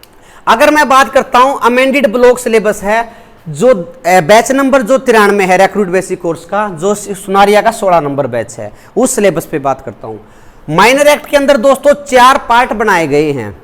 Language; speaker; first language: Hindi; native; Hindi